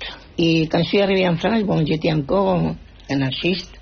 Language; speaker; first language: French; non-native, fluent; Spanish